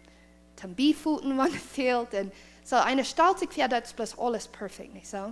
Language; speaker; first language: German; non-native, learner; Plautdietsch